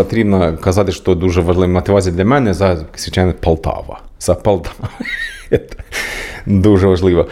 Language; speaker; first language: Ukrainian; non-native, learner; Swedish